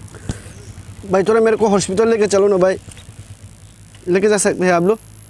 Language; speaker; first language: Hindi; non-native, local second language; Kok Borok